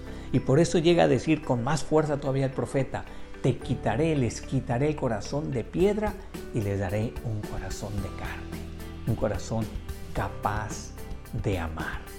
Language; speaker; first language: Spanish; native; Spanish